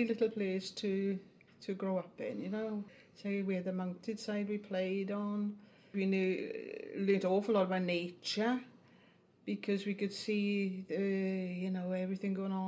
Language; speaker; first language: English; native; English